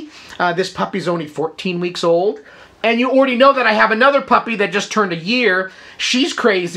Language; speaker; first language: English; native; English